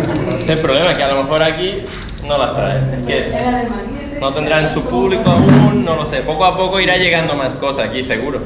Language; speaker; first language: Spanish; native; Spanish